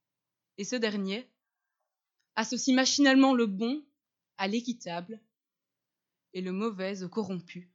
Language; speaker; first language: French; native; French